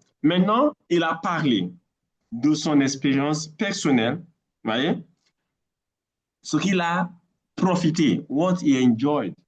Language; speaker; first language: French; non-native, fluent; English